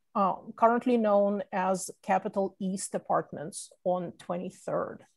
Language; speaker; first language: English; non-native, fluent; Russian